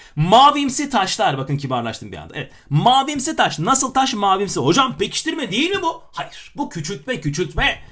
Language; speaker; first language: Turkish; native; Turkish